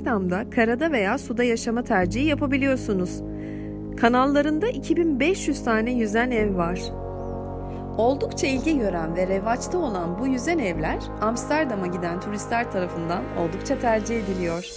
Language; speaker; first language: Turkish; native; Turkish